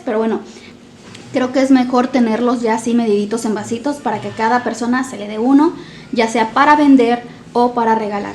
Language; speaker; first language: Spanish; native; Spanish